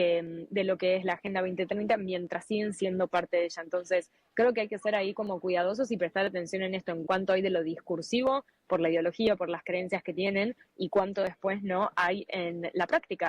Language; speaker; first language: Spanish; native; Spanish